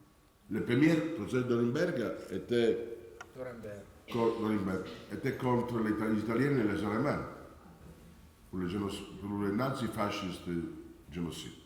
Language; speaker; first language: French; non-native, fluent; Italian